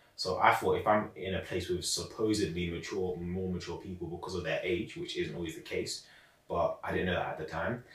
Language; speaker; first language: English; native; English